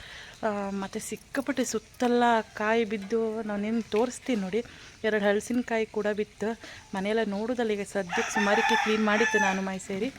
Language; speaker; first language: Kannada; native; Kannada